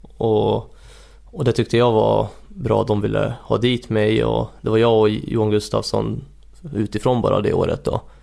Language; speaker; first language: Swedish; early bilingual, other home language; Hungarian